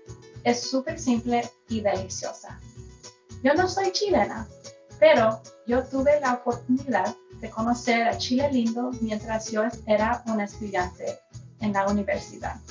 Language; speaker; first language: Spanish; early bilingual, heritage; Spanish